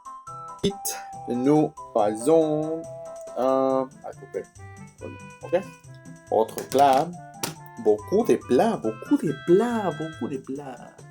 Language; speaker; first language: French; non-native, learner; Spanish